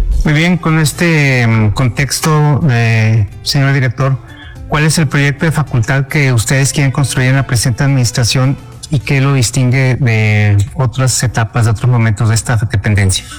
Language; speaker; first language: Spanish; native; Spanish